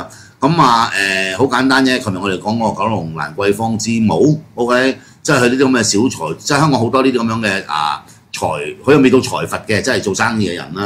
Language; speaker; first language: Cantonese; native; Cantonese